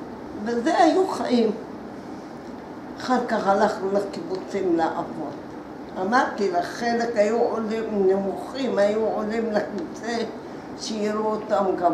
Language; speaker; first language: Hebrew; early bilingual, other home language; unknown